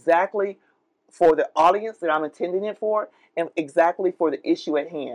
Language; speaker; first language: English; native; English